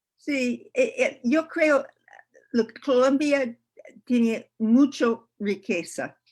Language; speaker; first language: Spanish; non-native, learner; English